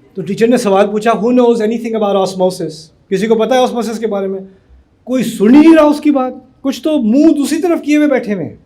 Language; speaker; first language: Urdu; native; Urdu